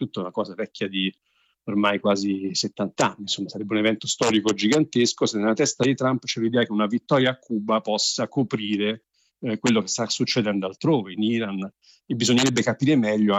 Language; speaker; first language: Italian; native; Italian